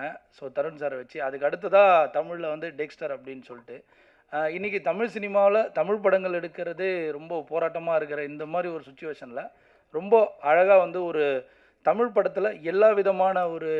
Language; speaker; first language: Tamil; native; Tamil